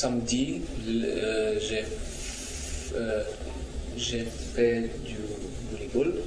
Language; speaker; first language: French; non-native, learner; Russian